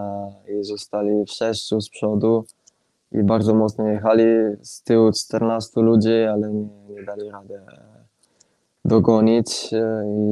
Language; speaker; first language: Polish; non-native, fluent; Italian